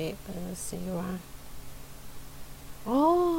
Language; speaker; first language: English; non-native, learner; Chinese